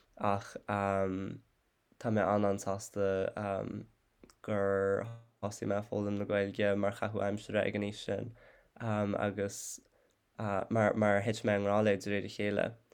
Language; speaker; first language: Irish; non-native, fluent; English